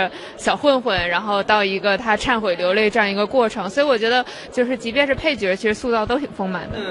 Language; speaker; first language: Chinese; native; Chinese